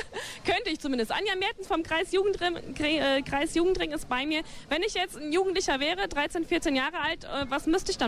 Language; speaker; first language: German; native; German